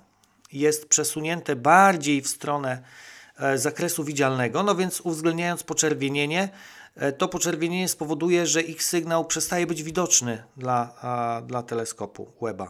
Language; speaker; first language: Polish; native; Polish